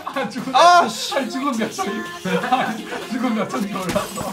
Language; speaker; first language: Korean; native; Korean